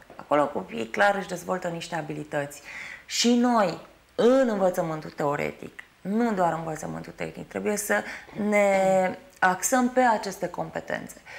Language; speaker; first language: Romanian; native; Romanian